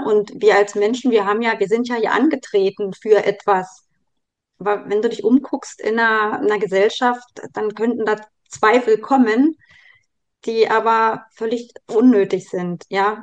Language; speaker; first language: German; native; German